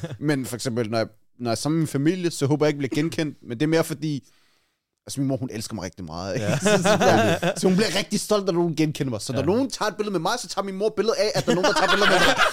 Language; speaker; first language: Danish; early bilingual, other home language; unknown